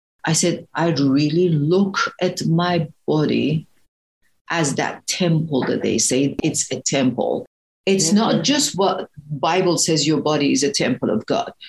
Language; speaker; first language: English; non-native, fluent; Persian